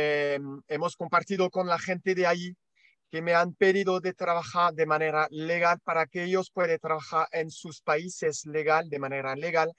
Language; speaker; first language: Spanish; non-native, learner; French